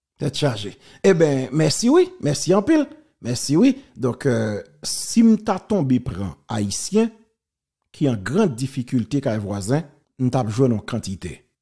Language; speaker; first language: French; non-native, local second language; Haitian Creole